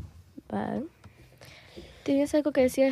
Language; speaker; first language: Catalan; non-native, local second language; Spanish